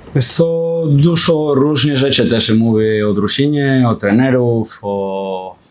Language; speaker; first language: Polish; non-native, fluent; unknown